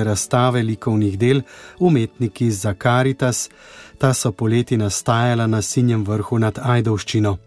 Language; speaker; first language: Slovenian; native; Slovenian